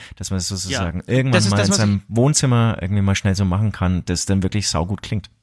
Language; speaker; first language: German; native; German